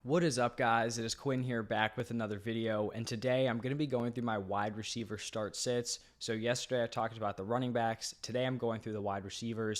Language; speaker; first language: English; native; English